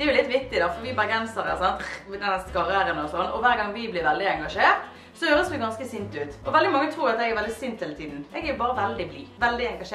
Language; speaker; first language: Norwegian; native; Norwegian